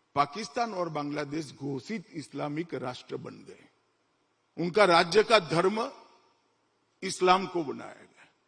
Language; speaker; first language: Hindi; non-native, local second language; Gujarati